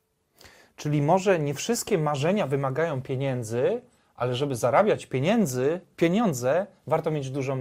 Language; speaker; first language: Polish; native; Polish